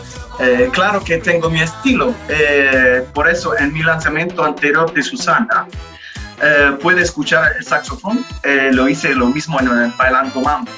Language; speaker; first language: Spanish; non-native, learner; Italian